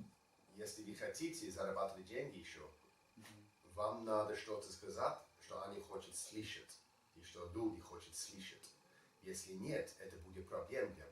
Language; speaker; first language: Russian; non-native, learner; English